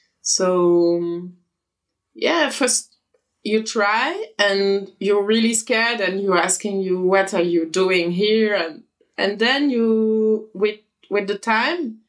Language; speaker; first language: English; non-native, fluent; French